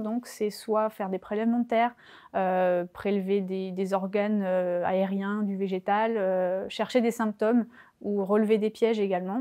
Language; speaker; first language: French; native; French